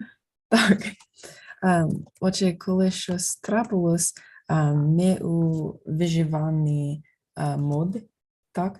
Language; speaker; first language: Ukrainian; non-native, fluent; English